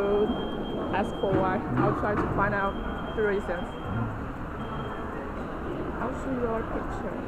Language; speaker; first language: English; non-native, learner; Chinese